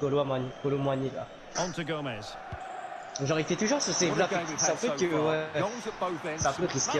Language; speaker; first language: French; native; French